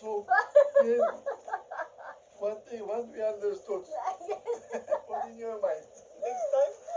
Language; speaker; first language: English; non-native, learner; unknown